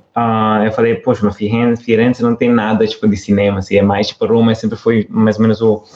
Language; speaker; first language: Portuguese; non-native, fluent; Italian